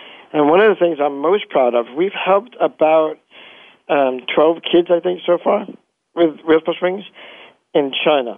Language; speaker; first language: English; native; English